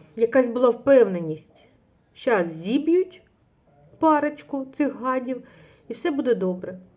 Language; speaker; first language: Ukrainian; non-native, local second language; Russian